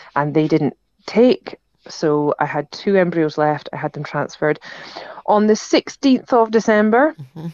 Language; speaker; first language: English; native; English